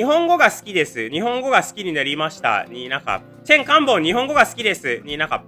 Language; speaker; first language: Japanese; non-native, fluent; Thai